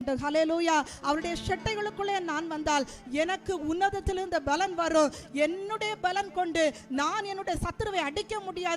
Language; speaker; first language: Tamil; native; Tamil